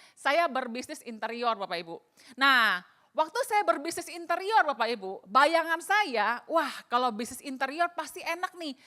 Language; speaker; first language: Indonesian; native; Indonesian